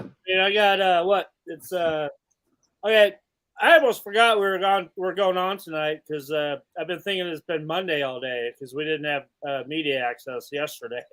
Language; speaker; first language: English; native; English